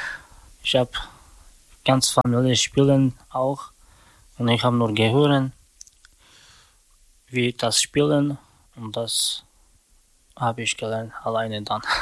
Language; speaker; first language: German; non-native, learner; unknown